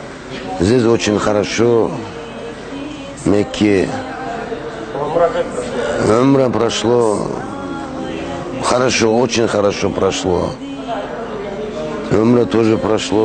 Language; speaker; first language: Russian; non-native, local second language; Avaric